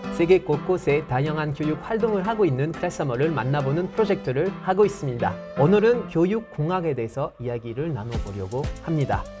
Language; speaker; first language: Korean; non-native, fluent; French